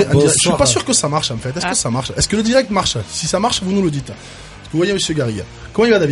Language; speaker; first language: French; native; French